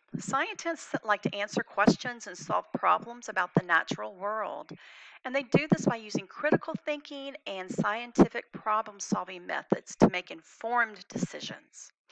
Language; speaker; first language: English; native; English